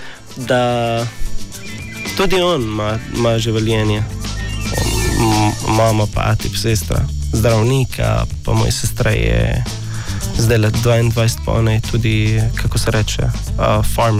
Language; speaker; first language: Slovenian; non-native, learner; Arabic